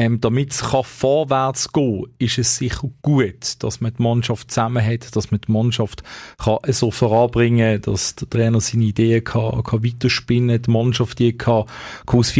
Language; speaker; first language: German; native; German